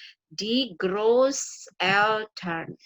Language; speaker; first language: German; non-native, fluent; Indonesian